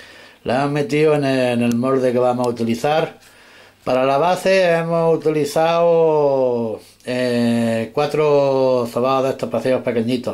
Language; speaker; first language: Spanish; native; Spanish